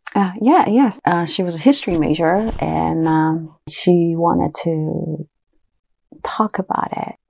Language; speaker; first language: English; early bilingual, other home language; Japanese